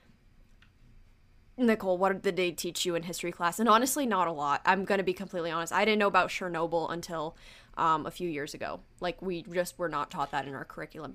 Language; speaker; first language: English; early bilingual, other home language; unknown